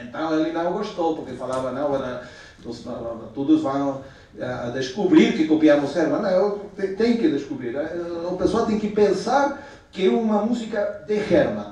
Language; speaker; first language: Portuguese; non-native, fluent; Spanish